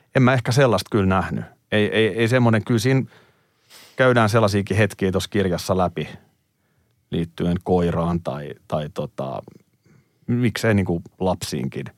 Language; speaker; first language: Finnish; native; Finnish